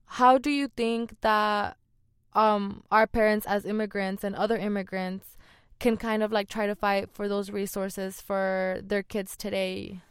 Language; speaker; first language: English; early bilingual, other home language; Spanish